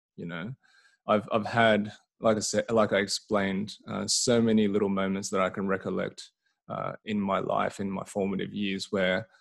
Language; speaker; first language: English; native; English